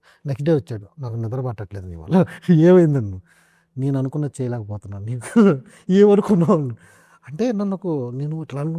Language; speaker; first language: Telugu; native; Telugu